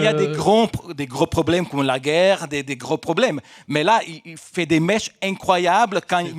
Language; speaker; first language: French; non-native, fluent; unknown